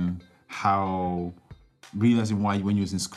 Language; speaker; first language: English; native; English